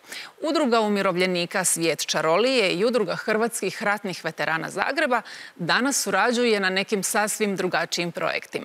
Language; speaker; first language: Croatian; native; Croatian